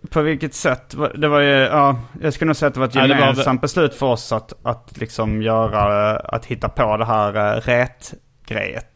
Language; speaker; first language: Swedish; native; Swedish